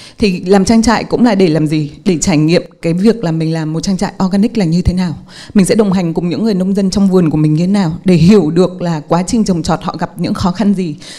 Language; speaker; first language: Vietnamese; native; Vietnamese